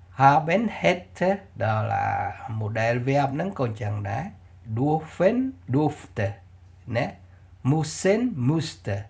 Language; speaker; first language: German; non-native, fluent; Khmer